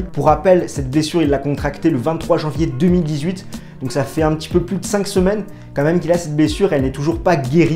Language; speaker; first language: French; native; French